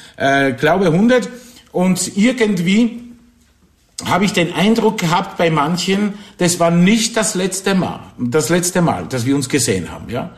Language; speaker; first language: German; non-native, fluent; Polish